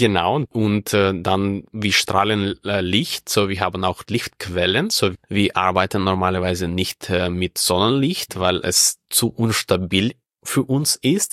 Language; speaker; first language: German; non-native, fluent; Russian